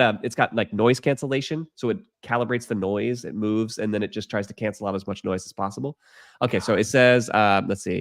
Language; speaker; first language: English; native; English